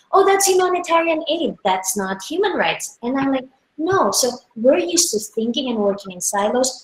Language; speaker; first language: English; non-native, local second language; Filipino